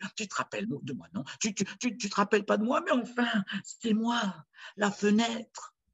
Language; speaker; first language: French; native; French